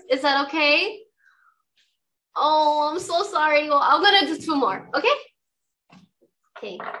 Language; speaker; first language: English; non-native, fluent; Thai